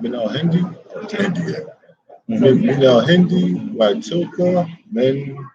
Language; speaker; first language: Arabic; non-native, learner; English